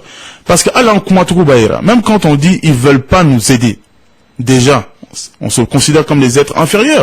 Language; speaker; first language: French; non-native, local second language; Bambara